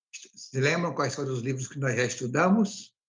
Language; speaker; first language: Portuguese; native; Portuguese